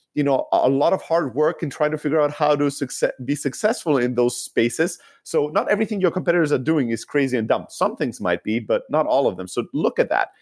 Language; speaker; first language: English; non-native, fluent; Greek